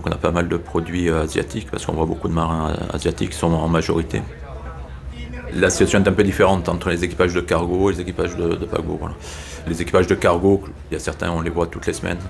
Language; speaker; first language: French; native; French